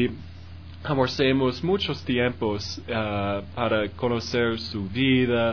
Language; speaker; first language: Spanish; non-native, learner; English